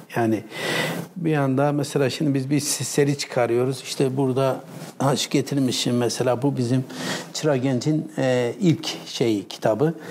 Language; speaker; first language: Turkish; native; Turkish